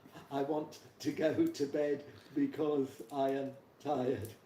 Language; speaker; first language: English; native; English